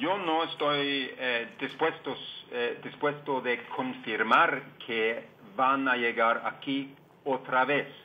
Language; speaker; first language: Spanish; non-native, fluent; Norwegian